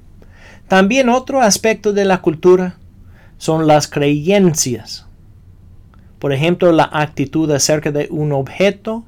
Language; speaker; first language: Spanish; non-native, fluent; English